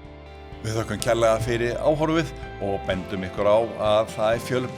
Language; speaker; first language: Icelandic; native; Icelandic